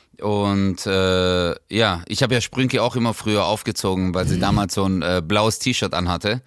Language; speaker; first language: German; early bilingual, other home language; Turkish